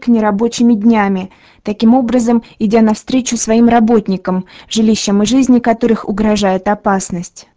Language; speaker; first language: Russian; native; Russian